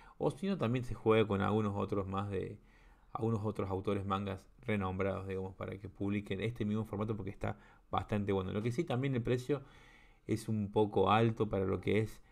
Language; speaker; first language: Spanish; native; Spanish